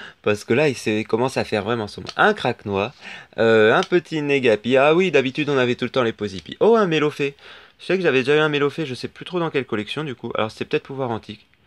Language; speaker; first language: French; native; French